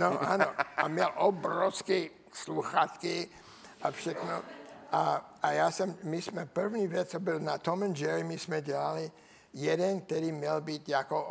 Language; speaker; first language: Czech; non-native, learner; English